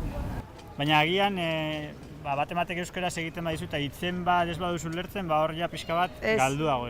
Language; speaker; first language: Basque; native; Basque